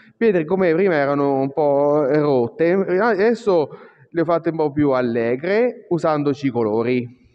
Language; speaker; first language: Italian; native; Italian